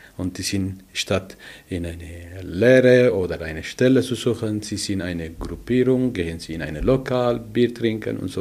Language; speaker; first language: German; non-native, learner; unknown